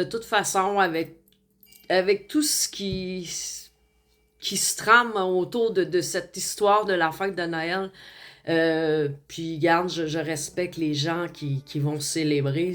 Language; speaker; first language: French; native; French